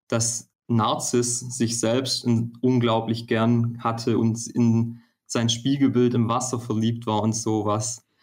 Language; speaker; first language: German; early bilingual, other home language; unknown